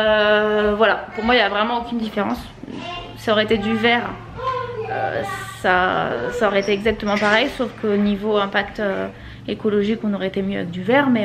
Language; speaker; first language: French; native; French